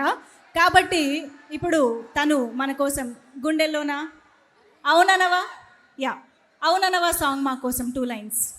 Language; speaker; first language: Telugu; native; Telugu